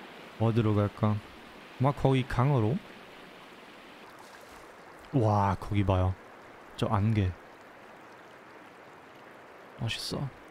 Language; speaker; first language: Korean; non-native, learner; German